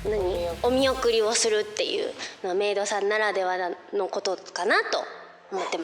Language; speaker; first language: Japanese; native; Japanese